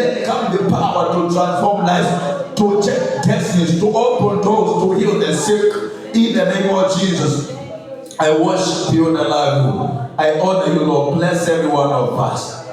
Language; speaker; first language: English; non-native, local second language; Swahili